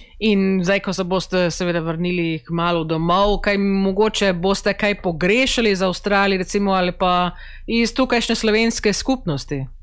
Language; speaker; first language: Slovenian; early bilingual, heritage; Slovenian